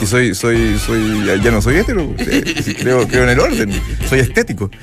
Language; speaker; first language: Spanish; native; Spanish